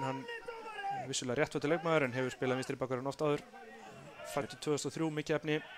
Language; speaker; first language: Icelandic; native; Icelandic